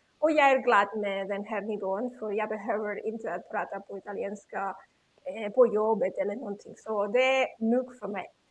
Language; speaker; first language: Swedish; non-native, fluent; Catalan